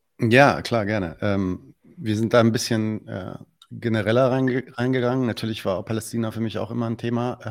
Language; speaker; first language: German; early bilingual, other home language; Arabic